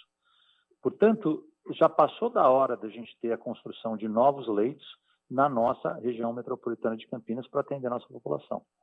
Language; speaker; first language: Portuguese; native; Portuguese